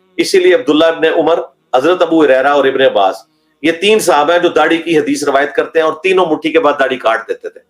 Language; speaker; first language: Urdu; non-native, local second language; Punjabi